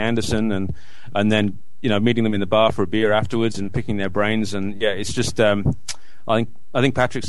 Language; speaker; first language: English; native; English